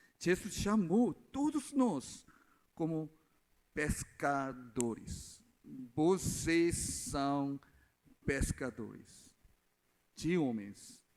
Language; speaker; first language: Portuguese; non-native, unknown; Korean